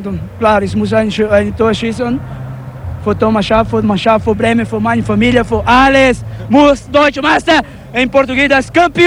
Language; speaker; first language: German; non-native, learner; Portuguese